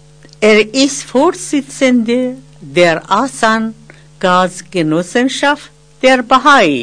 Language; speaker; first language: German; non-native, fluent; Persian